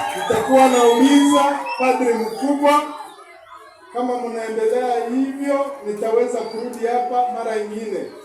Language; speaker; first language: Swahili; non-native, local second language; Nande